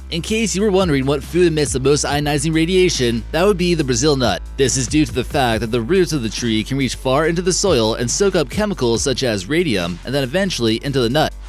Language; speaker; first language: English; native; English